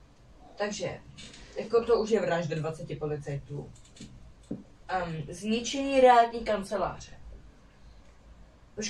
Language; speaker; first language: Czech; native; Czech